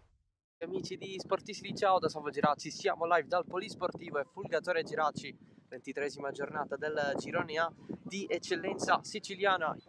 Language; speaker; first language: Italian; native; Italian